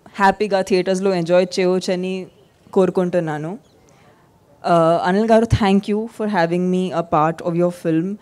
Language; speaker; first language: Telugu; non-native, fluent; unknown